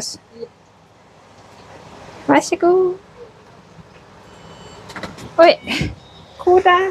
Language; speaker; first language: Norwegian; non-native, learner; Thai